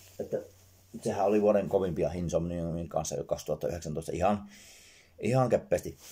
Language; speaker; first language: Finnish; native; Finnish